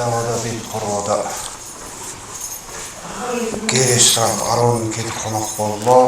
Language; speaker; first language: Mongolian; non-native, local second language; Kazakh